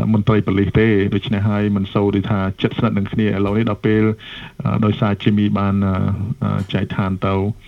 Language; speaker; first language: Khmer; early bilingual, other home language; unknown